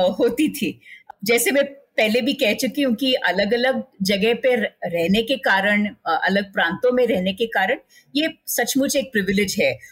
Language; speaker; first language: Hindi; non-native, local second language; Marathi